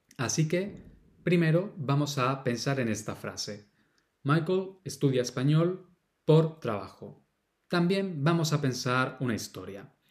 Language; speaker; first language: Spanish; native; Spanish